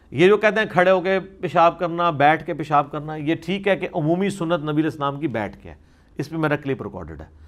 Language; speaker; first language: Urdu; non-native, local second language; Punjabi